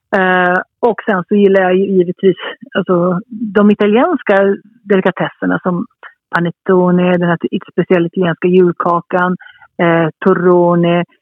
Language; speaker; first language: Swedish; early bilingual, heritage; Swedish